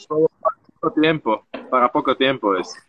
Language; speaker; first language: Spanish; non-native, learner; Slovak